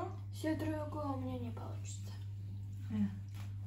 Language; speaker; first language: Russian; early bilingual, heritage; Russian